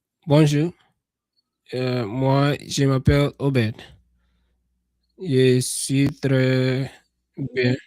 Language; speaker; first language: French; non-native, learner; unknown